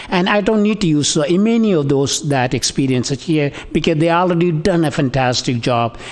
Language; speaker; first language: English; non-native, local second language; Tamil